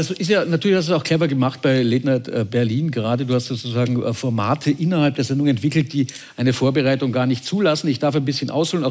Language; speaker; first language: German; native; German